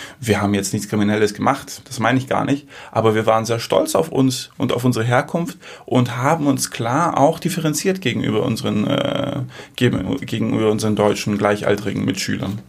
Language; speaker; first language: German; early bilingual, other home language; Greek